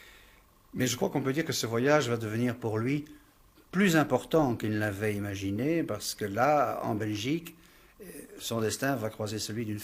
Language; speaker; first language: French; native; French